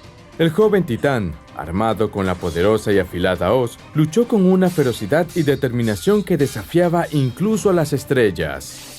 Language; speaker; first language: Spanish; native; Spanish